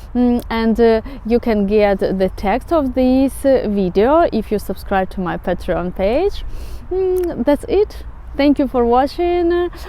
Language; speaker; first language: English; non-native, fluent; Russian